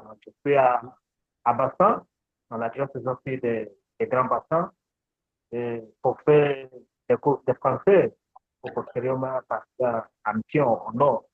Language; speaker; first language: French; non-native, learner; Portuguese